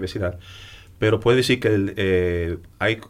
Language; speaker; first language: Spanish; early bilingual, heritage; English